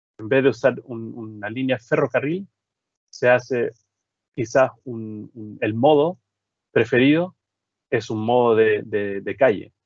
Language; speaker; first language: Spanish; early bilingual, heritage; English